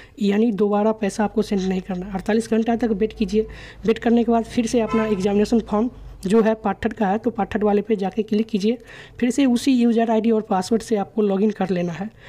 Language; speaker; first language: Hindi; native; Hindi